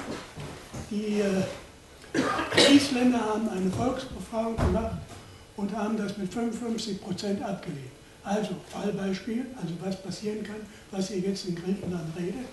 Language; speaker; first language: German; native; German